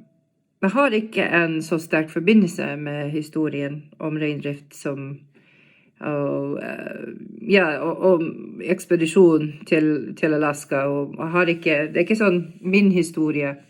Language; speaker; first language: Norwegian; non-native, fluent; English